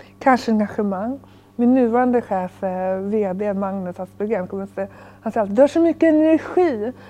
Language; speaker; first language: Swedish; early bilingual, other home language; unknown